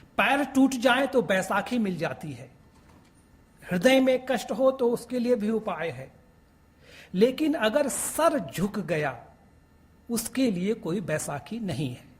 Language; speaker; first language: Hindi; native; Hindi